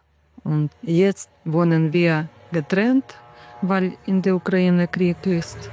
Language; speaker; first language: German; non-native, learner; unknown